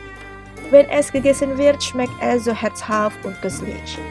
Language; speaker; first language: German; non-native, fluent; Indonesian